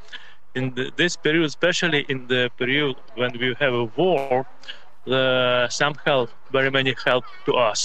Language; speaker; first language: English; non-native, learner; Ukrainian